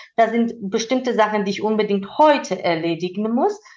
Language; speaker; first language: German; non-native, fluent; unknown